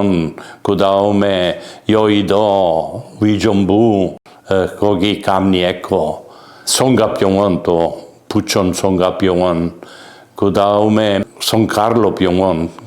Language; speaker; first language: Korean; non-native, fluent; Italian